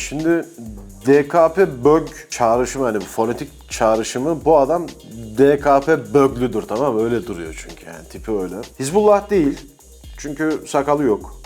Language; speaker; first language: Turkish; native; Turkish